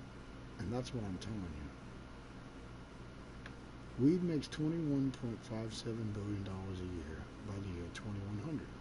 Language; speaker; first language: English; native; English